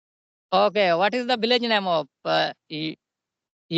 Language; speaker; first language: English; non-native, learner; Hindi